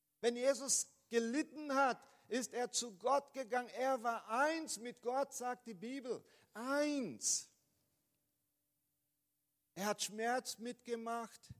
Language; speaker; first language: German; non-native, fluent; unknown